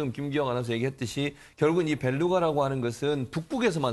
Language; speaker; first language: Korean; native; Korean